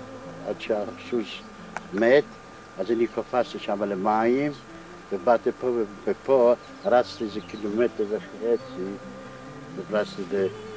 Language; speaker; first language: Hebrew; non-native, fluent; Yiddish